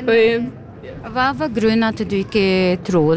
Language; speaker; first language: Norwegian; non-native, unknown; Portuguese